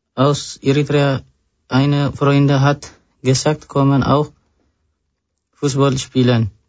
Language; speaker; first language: German; non-native, learner; Tigrinya